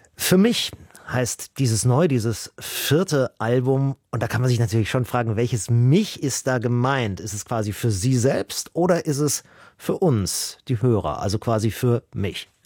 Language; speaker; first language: German; native; German